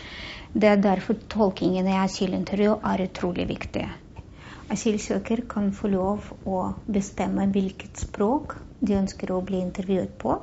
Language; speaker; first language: Norwegian; non-native, fluent; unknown